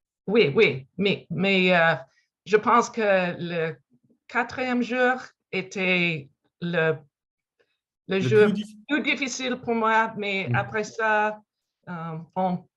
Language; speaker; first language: French; non-native, learner; English